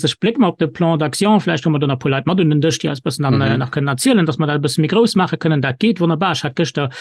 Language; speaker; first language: Luxembourgish; native; Luxembourgish